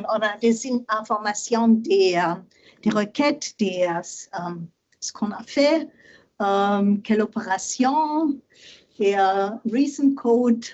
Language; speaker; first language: French; non-native, learner; German